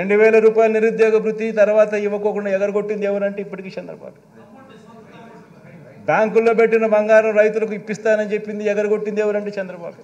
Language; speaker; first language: Telugu; native; Telugu